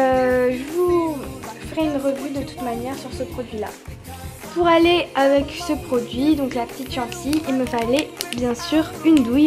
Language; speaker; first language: French; native; French